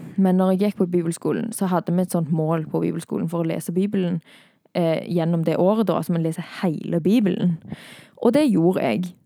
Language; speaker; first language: Norwegian; native; Norwegian